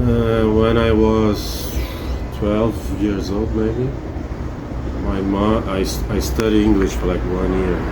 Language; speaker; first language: English; non-native, fluent; Portuguese